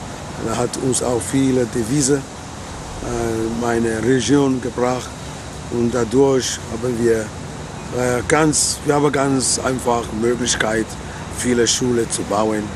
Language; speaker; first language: German; non-native, learner; Ewe